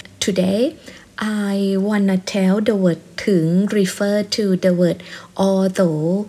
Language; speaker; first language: English; non-native, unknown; Thai